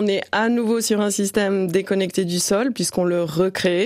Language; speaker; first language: French; native; French